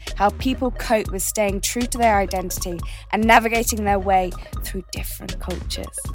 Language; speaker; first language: English; native; English